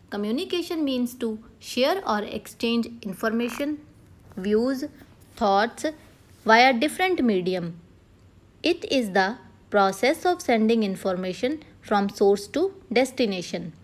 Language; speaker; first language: English; non-native, local second language; Punjabi